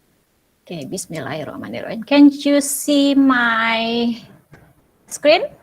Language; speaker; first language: English; non-native, local second language; Indonesian